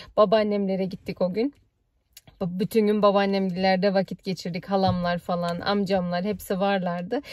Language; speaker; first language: Turkish; early bilingual, heritage; Turkish